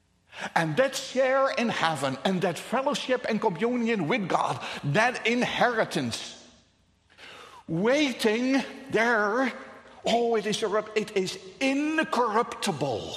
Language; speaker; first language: English; non-native, fluent; Dutch